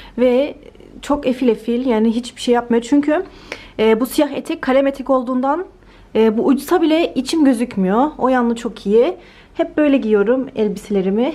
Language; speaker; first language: Turkish; early bilingual, heritage; Turkish